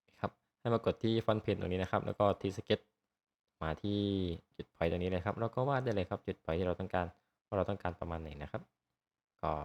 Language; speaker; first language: Thai; native; Thai